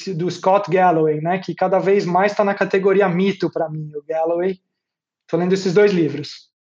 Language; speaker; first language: Portuguese; native; Portuguese